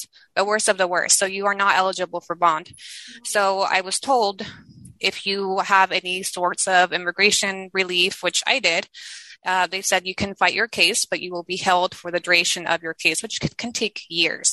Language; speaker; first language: English; early bilingual, other home language; Spanish